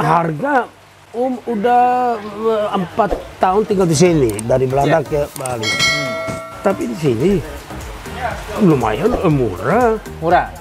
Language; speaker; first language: Indonesian; non-native, learner; Dutch